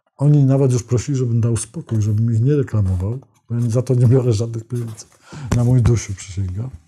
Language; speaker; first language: Polish; native; Polish